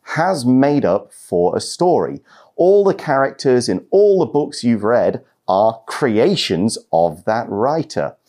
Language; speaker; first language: English; native; English